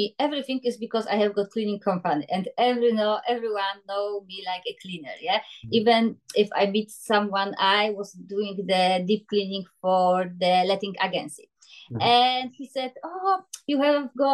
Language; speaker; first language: English; non-native, learner; Polish